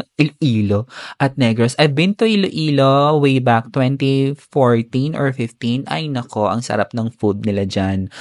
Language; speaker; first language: Filipino; non-native, local second language; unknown